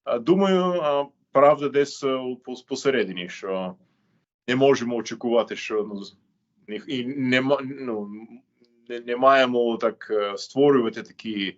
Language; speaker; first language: Ukrainian; non-native, fluent; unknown